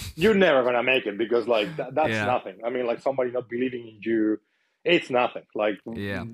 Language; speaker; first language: English; non-native, fluent; Spanish